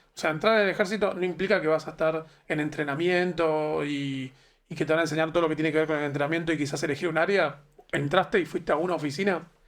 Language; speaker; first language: Spanish; native; Spanish